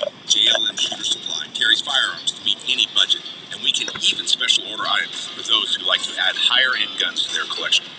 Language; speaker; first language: English; native; English